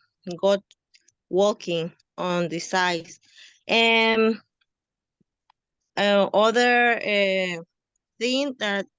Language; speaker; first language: English; non-native, learner; Spanish